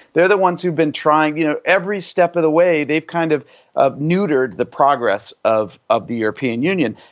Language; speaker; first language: English; native; English